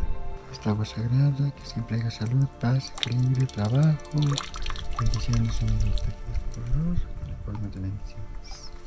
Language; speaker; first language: Spanish; native; Spanish